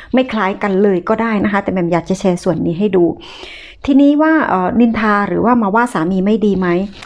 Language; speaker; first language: Thai; native; Thai